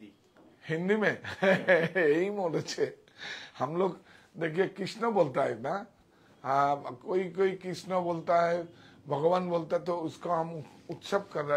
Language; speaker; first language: Hindi; non-native, local second language; Bangla